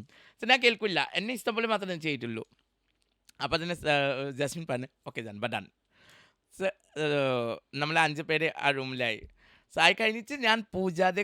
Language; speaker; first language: Malayalam; non-native, local second language; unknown